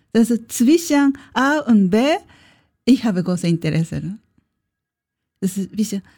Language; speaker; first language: German; non-native, learner; Japanese